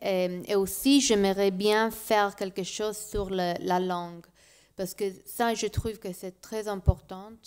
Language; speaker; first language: French; non-native, learner; Spanish